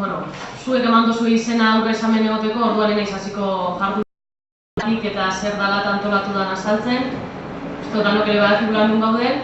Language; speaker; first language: Basque; native; Basque